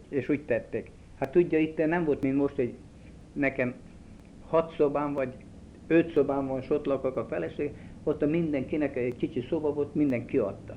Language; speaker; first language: Hungarian; native; Hungarian